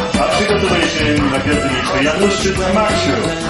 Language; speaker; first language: Polish; native; Polish